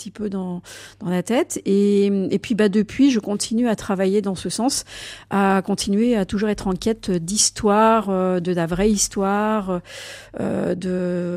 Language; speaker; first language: French; native; French